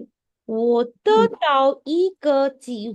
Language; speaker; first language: Chinese; non-native, fluent; Hindi